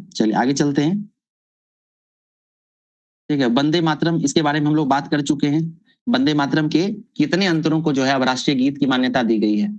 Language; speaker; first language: Hindi; native; Hindi